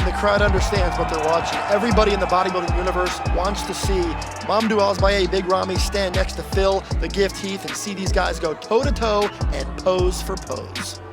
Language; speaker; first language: English; native; English